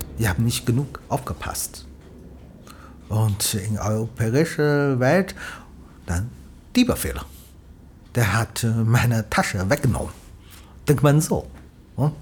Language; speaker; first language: German; non-native, learner; Chinese